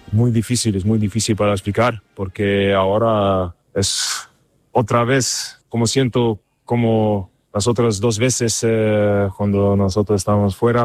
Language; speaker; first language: Spanish; non-native, learner; German